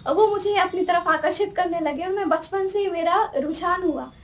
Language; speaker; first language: Hindi; native; Hindi